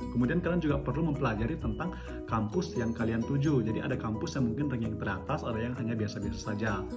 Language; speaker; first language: Indonesian; non-native, local second language; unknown